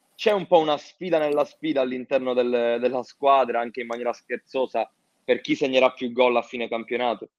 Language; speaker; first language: Italian; native; Italian